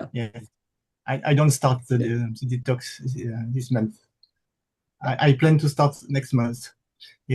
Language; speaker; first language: English; non-native, learner; French